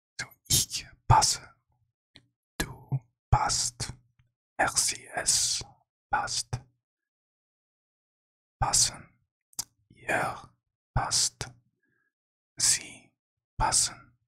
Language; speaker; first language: German; non-native, learner; English